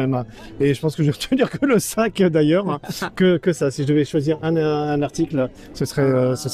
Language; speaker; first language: French; native; French